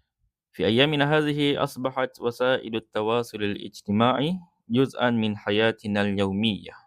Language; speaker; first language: Arabic; non-native, fluent; Malay